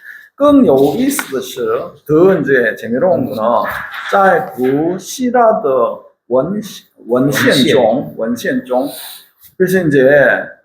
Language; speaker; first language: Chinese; non-native, fluent; Korean